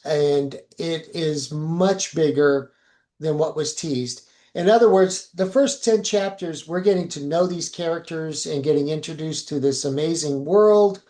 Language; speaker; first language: English; native; English